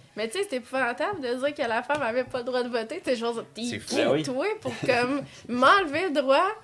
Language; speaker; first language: French; native; French